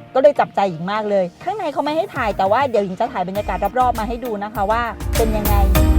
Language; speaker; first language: Thai; native; Thai